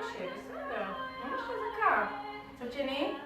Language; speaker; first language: Hebrew; native; Hebrew